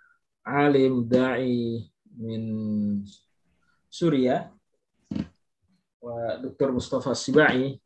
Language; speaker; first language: Arabic; non-native, fluent; Indonesian